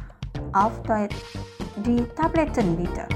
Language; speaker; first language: German; non-native, fluent; Indonesian